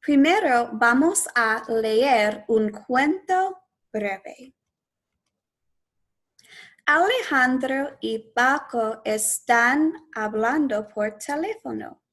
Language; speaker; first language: Spanish; non-native, fluent; English